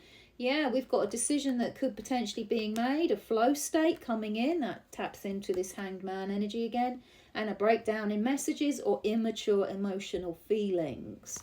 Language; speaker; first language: English; native; English